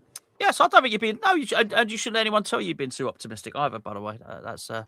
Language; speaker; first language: English; native; English